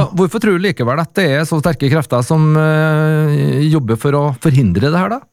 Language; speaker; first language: Norwegian; native; Norwegian